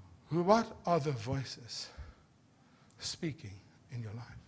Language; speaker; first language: English; non-native, local second language; Afrikaans